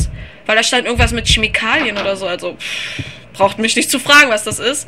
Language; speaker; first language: German; native; German